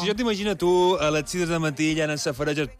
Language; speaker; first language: Catalan; native; Catalan